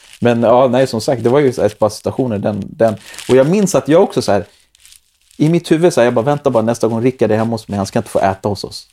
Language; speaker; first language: Swedish; early bilingual, other home language; Spanish